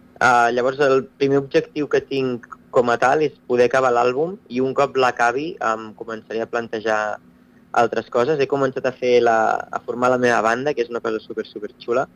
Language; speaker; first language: Catalan; native; Catalan